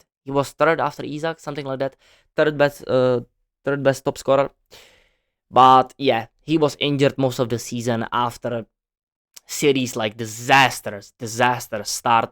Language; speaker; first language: English; non-native, fluent; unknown